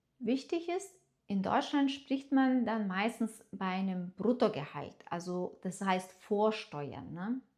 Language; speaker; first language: German; non-native, fluent; Lithuanian